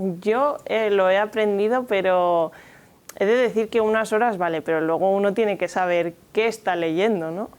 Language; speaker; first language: Spanish; native; Spanish